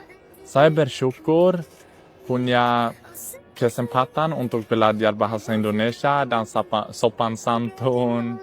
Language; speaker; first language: Indonesian; non-native, learner; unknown